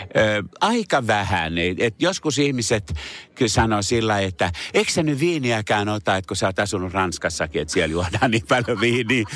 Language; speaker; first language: Finnish; native; Finnish